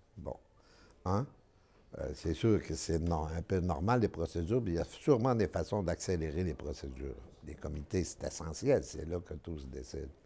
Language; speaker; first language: French; native; French